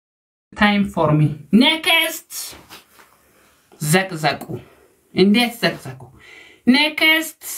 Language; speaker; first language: English; non-native, learner; Amharic